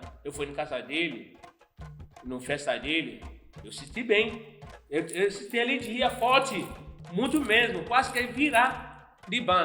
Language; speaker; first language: Portuguese; non-native, fluent; Yoruba